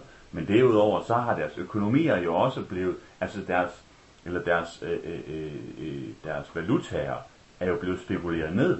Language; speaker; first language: Danish; native; Danish